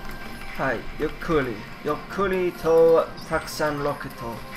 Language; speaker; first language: Japanese; non-native, learner; English